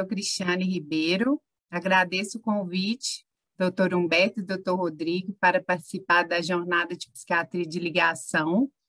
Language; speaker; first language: Portuguese; native; Portuguese